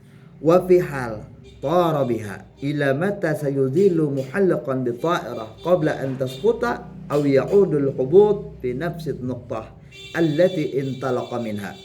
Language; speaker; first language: Arabic; non-native, learner; Indonesian